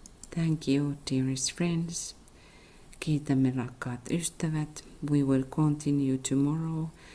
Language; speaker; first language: Finnish; native; Finnish